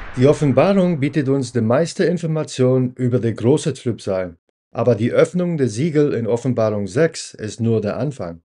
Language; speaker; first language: German; non-native, fluent; English